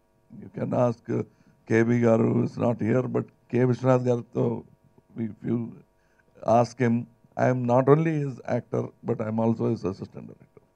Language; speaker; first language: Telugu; non-native, fluent; Tamil